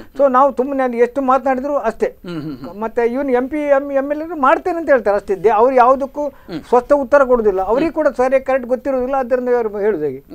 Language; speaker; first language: Kannada; native; Kannada